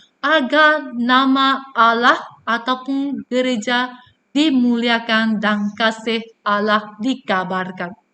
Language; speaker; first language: Malay; non-native, local second language; Chinese